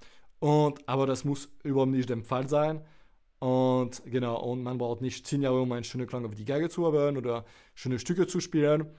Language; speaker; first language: German; non-native, fluent; French